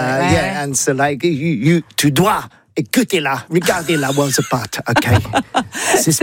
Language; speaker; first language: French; non-native, learner; English